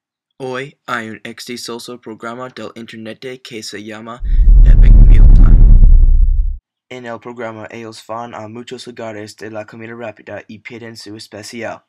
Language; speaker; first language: Spanish; non-native, learner; English